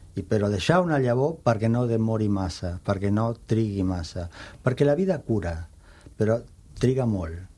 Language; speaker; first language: Catalan; non-native, fluent; Spanish